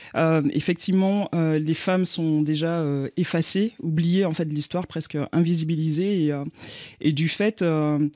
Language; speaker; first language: French; native; French